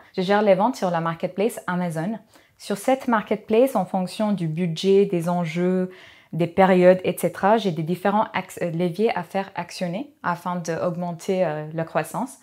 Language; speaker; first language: French; non-native, fluent; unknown